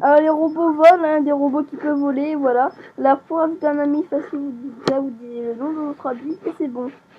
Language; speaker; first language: French; native; French